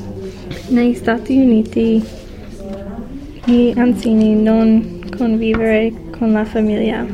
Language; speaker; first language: Italian; non-native, learner; English